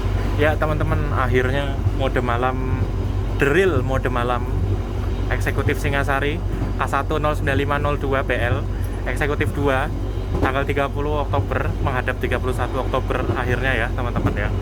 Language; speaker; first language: Indonesian; native; Indonesian